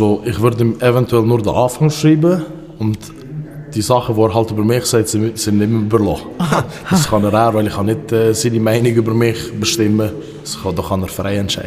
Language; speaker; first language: German; early bilingual, other home language; Albanian